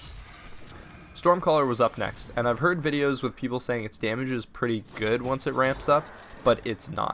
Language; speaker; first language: English; native; English